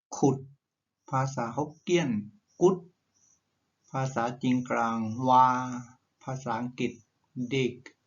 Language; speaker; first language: Thai; native; Thai